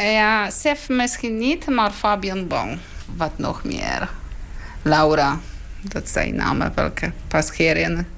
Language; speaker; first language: Dutch; non-native, learner; Polish